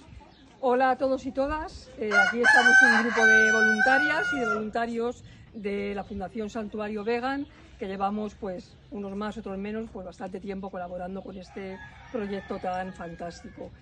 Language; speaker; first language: Spanish; native; Spanish